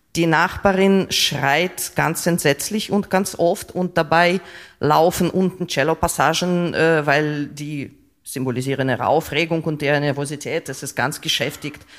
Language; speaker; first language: German; non-native, fluent; Russian